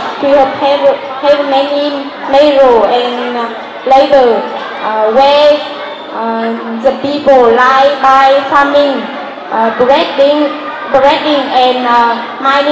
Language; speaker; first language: English; non-native, learner; Vietnamese